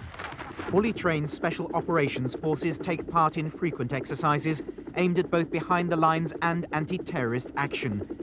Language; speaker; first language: English; native; English